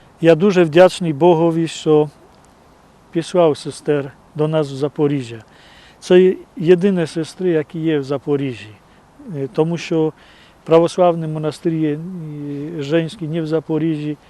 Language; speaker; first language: Ukrainian; non-native, fluent; Polish